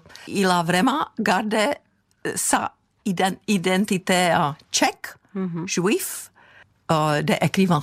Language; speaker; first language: French; non-native, fluent; Czech